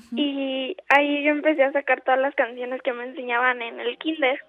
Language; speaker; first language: Spanish; native; Spanish